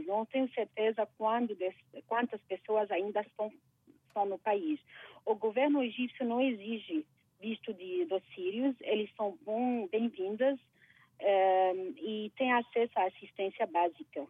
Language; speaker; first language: Portuguese; non-native, fluent; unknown